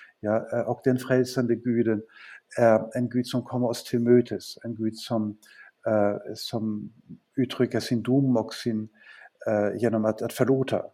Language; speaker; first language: Swedish; non-native, fluent; German